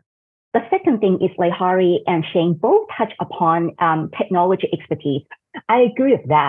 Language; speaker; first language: English; non-native, fluent; Cantonese